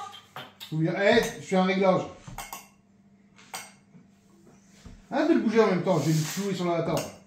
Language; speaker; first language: French; native; French